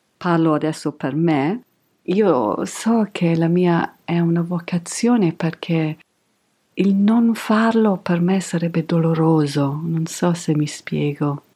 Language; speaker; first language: Italian; non-native, fluent; English